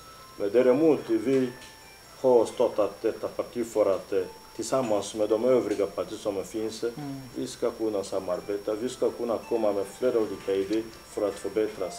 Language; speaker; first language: Swedish; non-native, fluent; Lingala